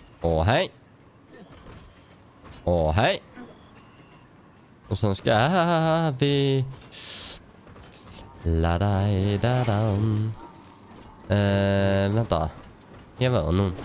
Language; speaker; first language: Swedish; native; Swedish